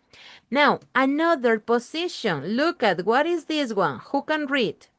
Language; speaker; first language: English; non-native, learner; Spanish